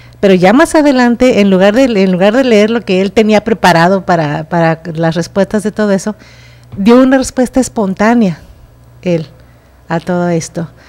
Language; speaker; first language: Spanish; native; Spanish